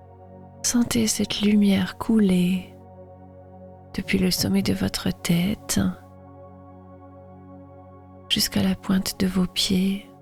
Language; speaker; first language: French; native; French